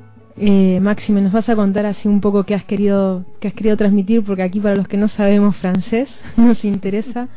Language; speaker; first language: Spanish; native; Spanish